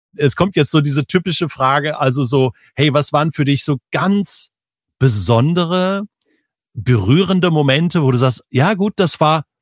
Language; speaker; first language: German; native; German